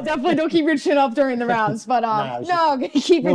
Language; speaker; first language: English; native; English